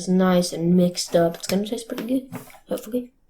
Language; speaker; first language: English; native; English